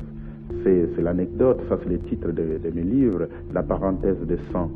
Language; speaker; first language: French; non-native, local second language; Kongo